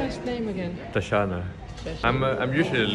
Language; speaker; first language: English; non-native, fluent; Thai